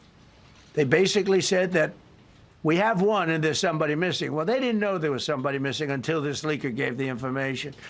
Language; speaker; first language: English; native; English